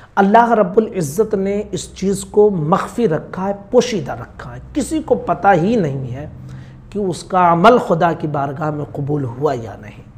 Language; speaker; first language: Hindi; native; Hindi